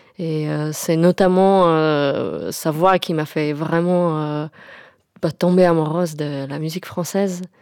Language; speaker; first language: French; non-native, fluent; Armenian